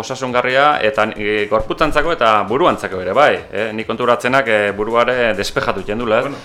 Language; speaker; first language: Basque; native; Basque